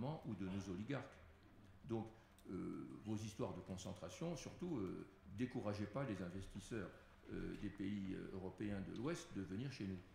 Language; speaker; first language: French; native; French